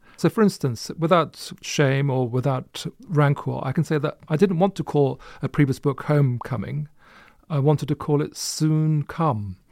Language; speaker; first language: English; native; English